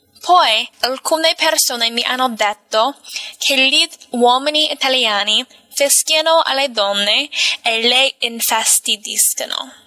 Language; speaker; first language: Italian; non-native, fluent; English